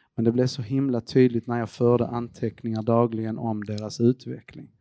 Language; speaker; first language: Swedish; early bilingual, other home language; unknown